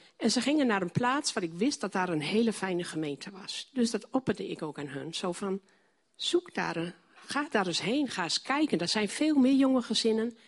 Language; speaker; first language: Dutch; native; Dutch